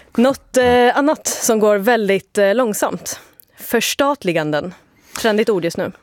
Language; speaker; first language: Swedish; native; Swedish